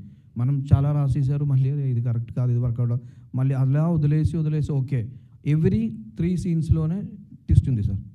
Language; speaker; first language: Telugu; non-native, local second language; Malayalam